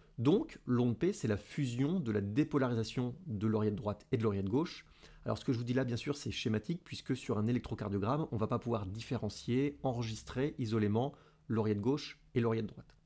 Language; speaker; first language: French; native; French